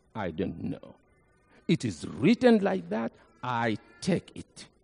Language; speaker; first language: English; non-native, fluent; Arabic